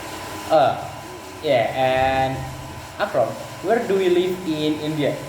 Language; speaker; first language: English; non-native, learner; Indonesian